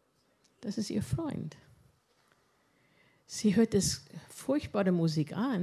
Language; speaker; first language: German; non-native, fluent; English